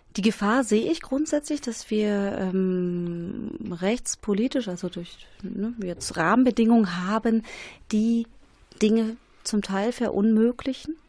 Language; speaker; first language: German; native; German